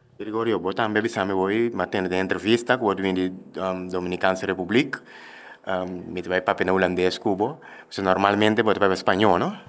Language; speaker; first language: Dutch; non-native, local second language; Papiamento